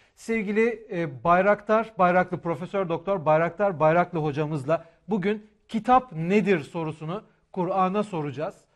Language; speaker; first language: Turkish; native; Turkish